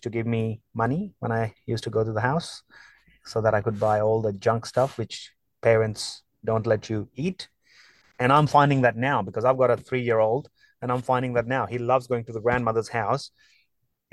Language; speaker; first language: English; non-native, local second language; Punjabi